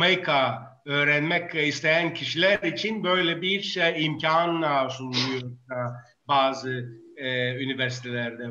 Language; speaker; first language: Turkish; non-native, fluent; Greek